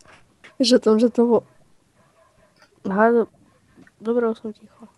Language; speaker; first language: Czech; non-native, local second language; Slovak